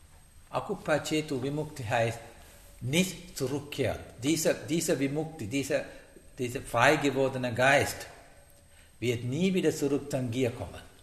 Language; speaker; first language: German; non-native, learner; Sinhala